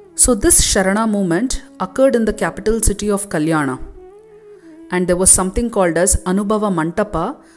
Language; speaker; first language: English; non-native, local second language; Kannada